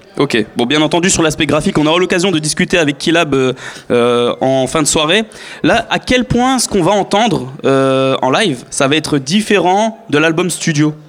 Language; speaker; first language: French; native; French